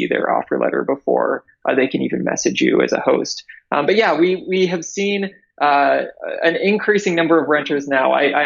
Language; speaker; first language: English; native; English